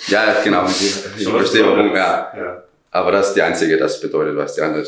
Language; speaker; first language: German; non-native, learner; Danish